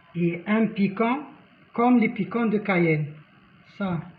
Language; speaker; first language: French; non-native, local second language; Arabic